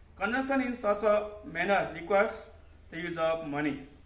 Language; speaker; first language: English; non-native, local second language; Nepali